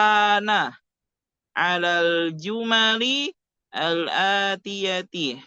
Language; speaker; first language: Arabic; non-native, fluent; Indonesian